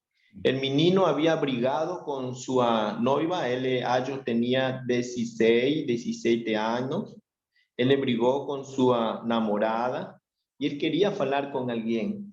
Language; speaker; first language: Portuguese; non-native, learner; Spanish